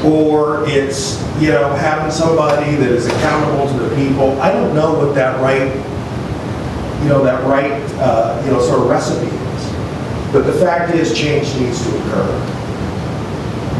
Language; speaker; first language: English; native; English